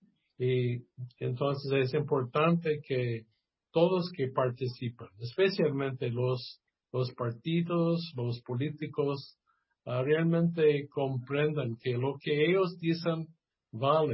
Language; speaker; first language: Spanish; non-native, fluent; English